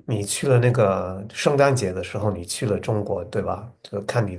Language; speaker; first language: Chinese; non-native, fluent; English